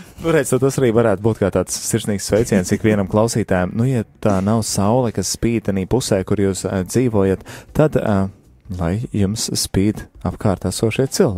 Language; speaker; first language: Latvian; native; Latvian